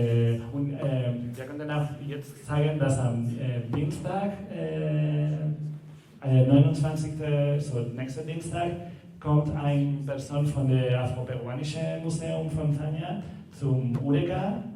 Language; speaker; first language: German; non-native, learner; Spanish